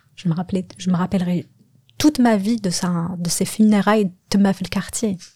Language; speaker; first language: French; non-native, local second language; Kabyle